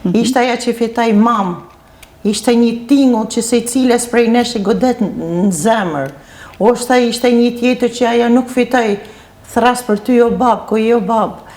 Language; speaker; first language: Albanian; native; Albanian